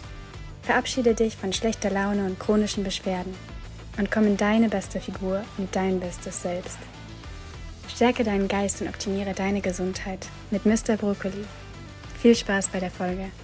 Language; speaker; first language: German; native; German